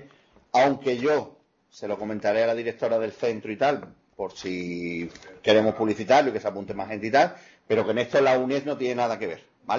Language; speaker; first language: Spanish; native; Spanish